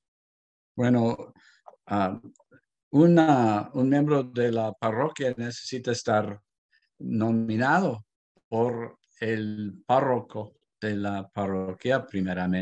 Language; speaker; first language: Spanish; non-native, fluent; English